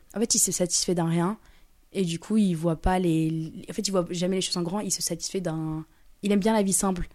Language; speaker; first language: French; early bilingual, other home language; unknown